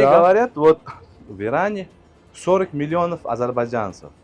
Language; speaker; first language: Russian; non-native, local second language; Uzbek